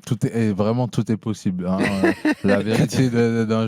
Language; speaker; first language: French; native; French